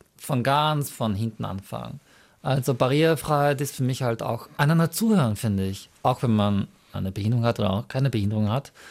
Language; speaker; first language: German; early bilingual, other home language; Mongolian